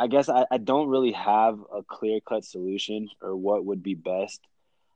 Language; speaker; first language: English; native; English